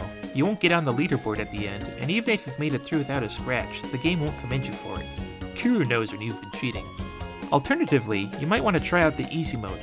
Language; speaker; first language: English; native; English